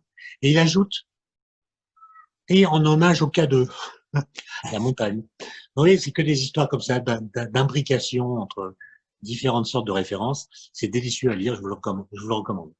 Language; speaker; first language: French; native; French